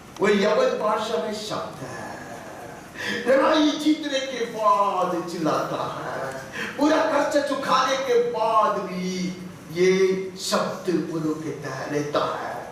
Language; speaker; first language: Hindi; non-native, local second language; Telugu